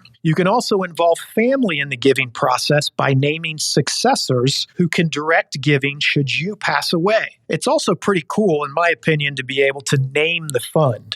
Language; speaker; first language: English; native; English